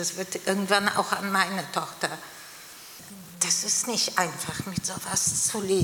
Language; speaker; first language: German; non-native, fluent; Polish